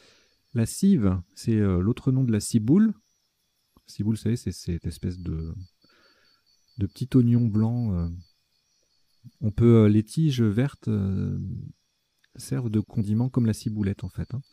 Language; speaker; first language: French; native; French